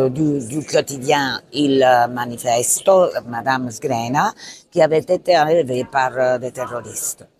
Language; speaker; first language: French; non-native, fluent; Italian